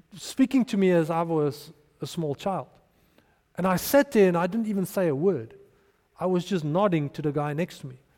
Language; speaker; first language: English; non-native, local second language; Afrikaans